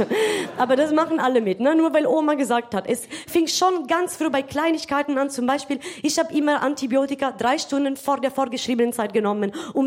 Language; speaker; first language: German; non-native, fluent; Italian